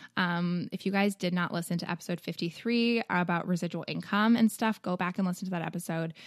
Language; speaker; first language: English; native; English